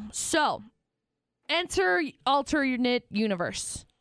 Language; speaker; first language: English; native; English